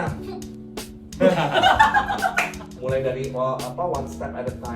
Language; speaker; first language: Indonesian; native; Indonesian